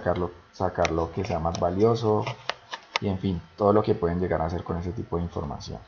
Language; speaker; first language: Spanish; native; Spanish